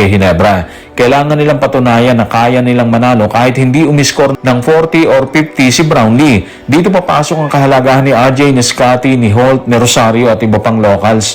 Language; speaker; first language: Filipino; native; Filipino